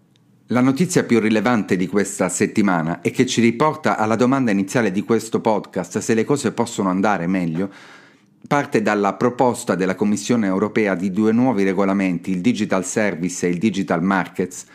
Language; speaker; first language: Italian; native; Italian